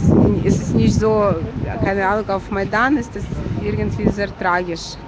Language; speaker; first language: German; non-native, fluent; Ukrainian